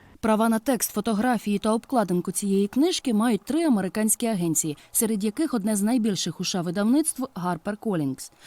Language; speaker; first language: Ukrainian; native; Ukrainian